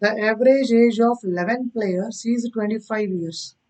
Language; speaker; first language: English; non-native, local second language; Kannada